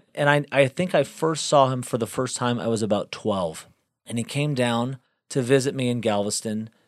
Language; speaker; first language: English; native; English